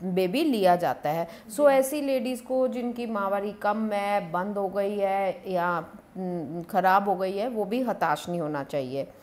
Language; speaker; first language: Hindi; non-native, local second language; Punjabi